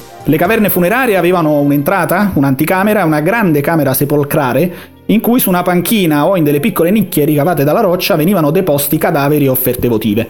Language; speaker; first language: Italian; native; Italian